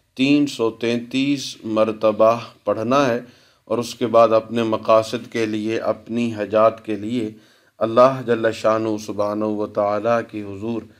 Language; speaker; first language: Urdu; native; Urdu